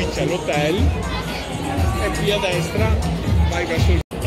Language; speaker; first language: Italian; native; Italian